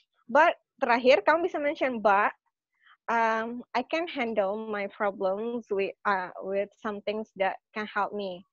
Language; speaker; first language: English; non-native, fluent; Indonesian